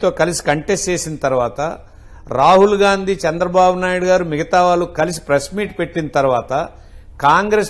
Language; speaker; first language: Telugu; native; Telugu